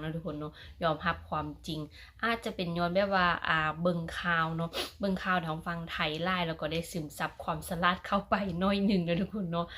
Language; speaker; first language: Thai; non-native, local second language; Lao